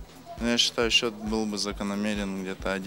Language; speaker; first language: Russian; native; Russian